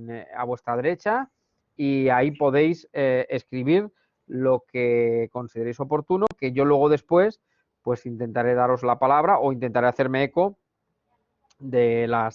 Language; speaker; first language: Spanish; native; Spanish